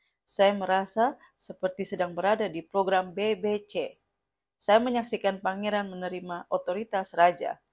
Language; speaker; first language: Indonesian; non-native, fluent; Russian